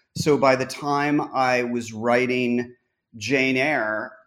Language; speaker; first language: English; native; English